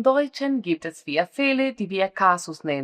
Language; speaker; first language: German; non-native, fluent; Spanish